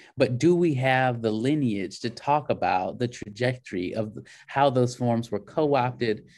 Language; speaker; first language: English; native; English